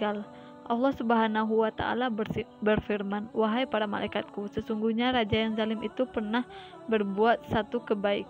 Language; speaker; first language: Indonesian; native; Indonesian